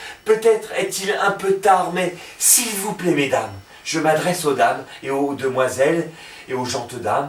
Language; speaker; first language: French; native; French